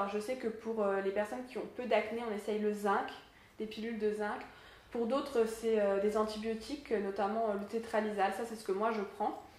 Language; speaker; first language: French; native; French